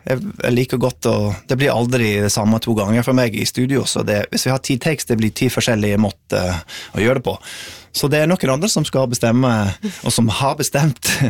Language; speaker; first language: Norwegian; non-native, fluent; English